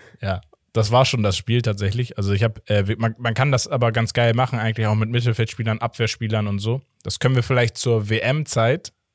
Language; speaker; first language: German; early bilingual, other home language; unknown